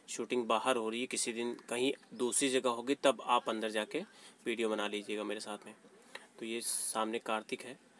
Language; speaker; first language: Hindi; native; Hindi